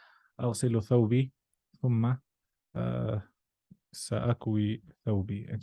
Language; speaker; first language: Arabic; non-native, fluent; English